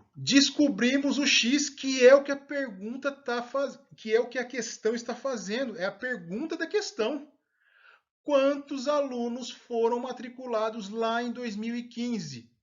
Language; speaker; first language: Portuguese; native; Portuguese